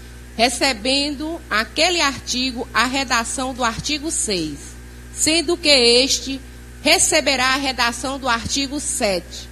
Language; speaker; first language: Portuguese; native; Portuguese